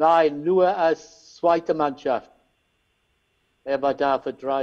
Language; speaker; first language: German; non-native, learner; English